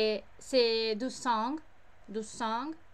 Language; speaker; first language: French; non-native, learner; English